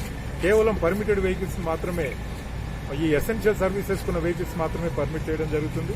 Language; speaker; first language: Telugu; native; Telugu